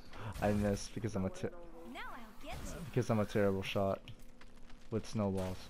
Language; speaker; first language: English; native; English